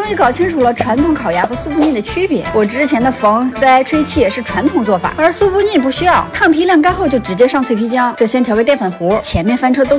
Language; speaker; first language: Chinese; native; Chinese